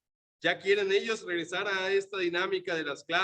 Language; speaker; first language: Spanish; native; Spanish